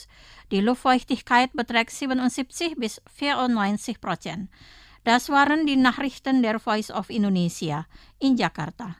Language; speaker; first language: German; non-native, fluent; Indonesian